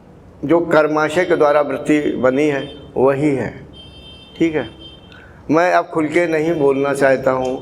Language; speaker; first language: Hindi; native; Hindi